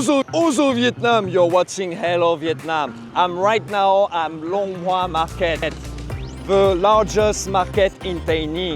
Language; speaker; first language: English; non-native, fluent; French